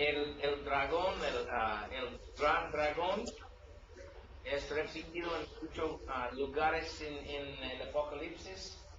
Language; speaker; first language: Spanish; non-native, learner; English